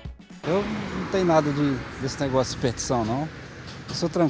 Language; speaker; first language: Portuguese; native; Portuguese